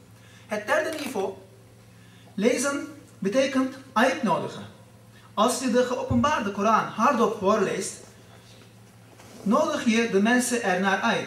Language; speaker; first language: Dutch; non-native, fluent; Turkish